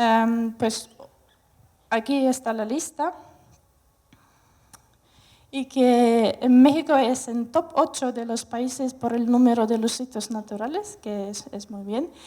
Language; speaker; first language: Spanish; non-native, fluent; Russian